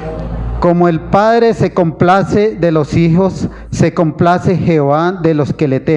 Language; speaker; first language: Spanish; native; Spanish